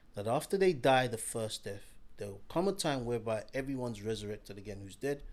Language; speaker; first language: English; native; English